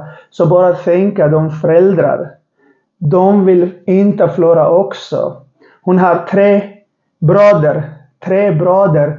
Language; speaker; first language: Swedish; non-native, learner; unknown